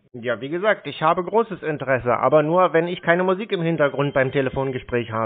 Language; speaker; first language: German; native; German